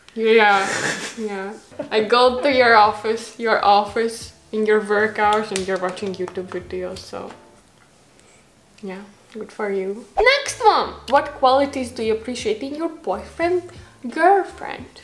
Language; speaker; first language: English; non-native, fluent; Hungarian